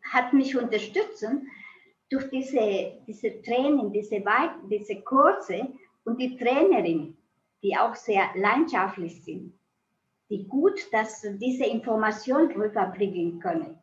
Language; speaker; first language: German; non-native, fluent; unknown